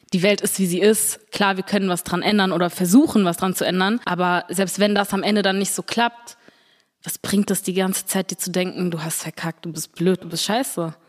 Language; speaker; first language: German; early bilingual, other home language; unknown